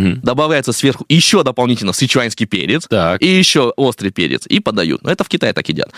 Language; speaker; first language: Russian; non-native, fluent; Chinese